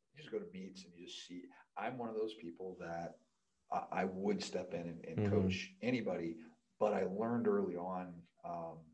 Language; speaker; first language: English; native; English